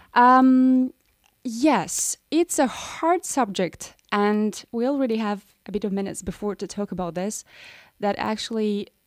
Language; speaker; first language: English; non-native, fluent; Romanian